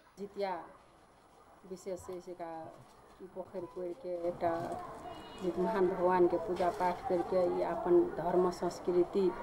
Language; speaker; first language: Maithili; non-native, local second language; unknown